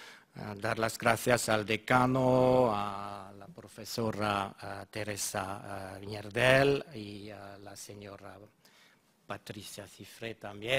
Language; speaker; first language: Spanish; non-native, fluent; German